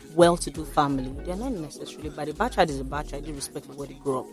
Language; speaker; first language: English; non-native, local second language; Yoruba